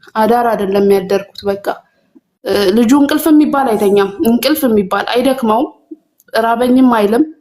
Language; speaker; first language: Amharic; native; Amharic